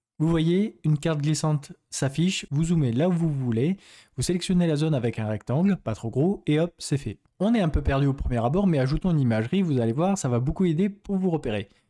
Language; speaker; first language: French; native; French